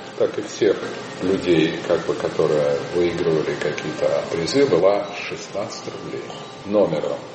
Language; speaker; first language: Russian; native; Russian